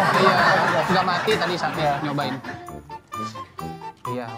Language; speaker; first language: Indonesian; native; Indonesian